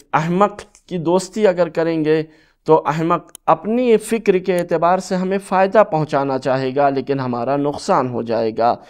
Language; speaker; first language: Urdu; native; Urdu